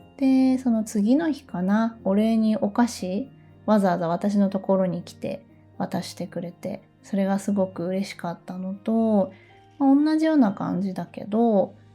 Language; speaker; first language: Japanese; native; Japanese